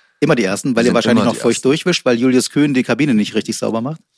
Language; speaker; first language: German; native; German